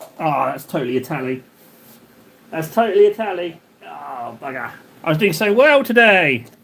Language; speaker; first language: English; native; English